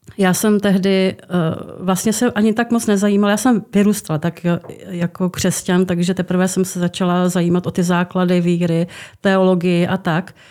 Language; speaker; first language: Czech; native; Czech